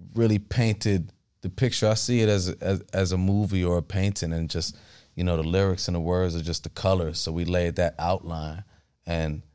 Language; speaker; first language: English; early bilingual, other home language; Akan